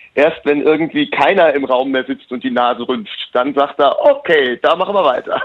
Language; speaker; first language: German; native; German